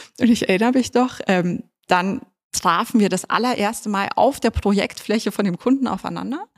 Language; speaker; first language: German; native; German